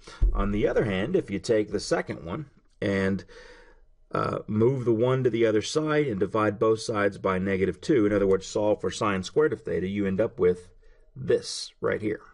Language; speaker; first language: English; native; English